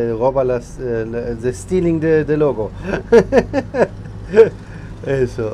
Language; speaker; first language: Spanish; non-native, learner; English